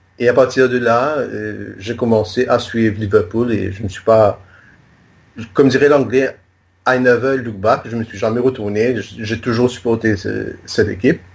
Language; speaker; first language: French; non-native, local second language; Morisyen